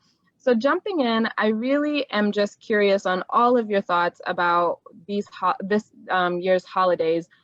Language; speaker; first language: English; native; English